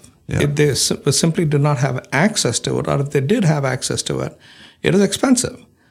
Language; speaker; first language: English; non-native, local second language; Malayalam